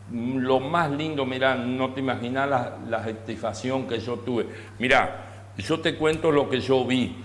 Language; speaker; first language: Spanish; native; Spanish